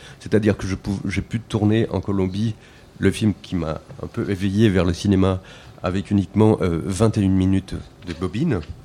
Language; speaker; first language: French; non-native, fluent; Spanish